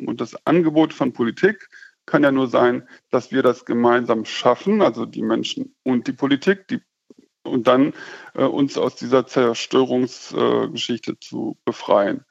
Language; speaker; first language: German; native; German